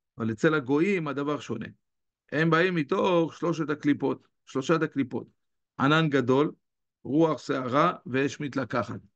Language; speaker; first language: Hebrew; native; Hebrew